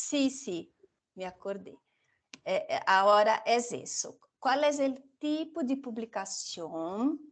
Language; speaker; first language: Spanish; non-native, fluent; Portuguese